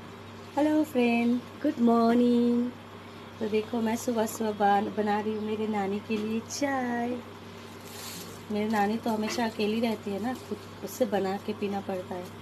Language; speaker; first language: Hindi; non-native, local second language; Bangla